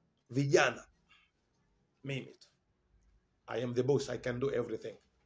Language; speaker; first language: English; non-native, fluent; Swahili